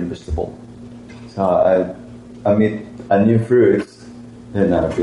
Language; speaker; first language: English; non-native, learner; Spanish